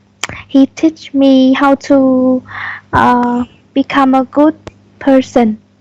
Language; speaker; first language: English; non-native, learner; Vietnamese